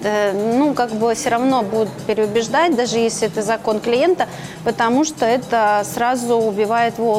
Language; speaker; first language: Russian; native; Russian